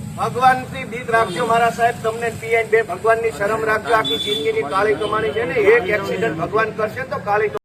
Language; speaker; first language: Gujarati; native; Gujarati